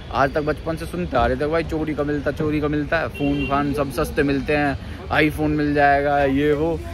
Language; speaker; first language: Hindi; native; Hindi